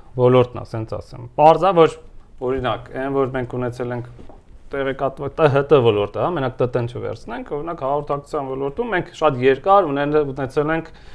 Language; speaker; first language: Armenian; native; Armenian